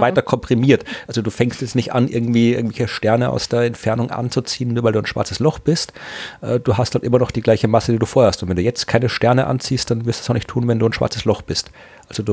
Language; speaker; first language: German; native; German